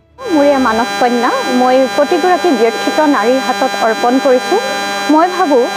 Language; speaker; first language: Assamese; native; Assamese